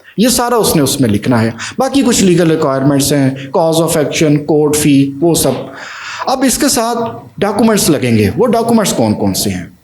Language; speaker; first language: Urdu; native; Urdu